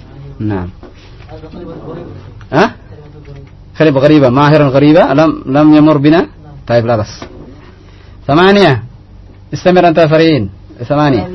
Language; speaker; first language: Arabic; non-native, fluent; Indonesian